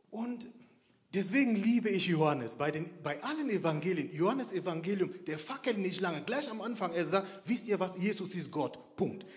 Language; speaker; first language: German; non-native, fluent; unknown